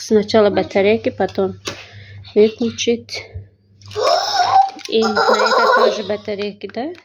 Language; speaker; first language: Russian; non-native, fluent; Tajik